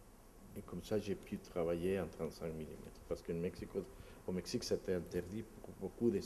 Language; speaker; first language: French; non-native, fluent; Spanish